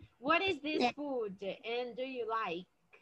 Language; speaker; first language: English; non-native, learner; Portuguese